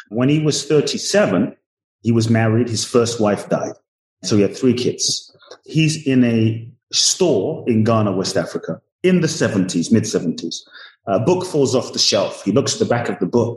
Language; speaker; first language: English; native; English